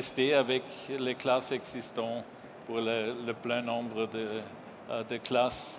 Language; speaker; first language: French; non-native, learner; German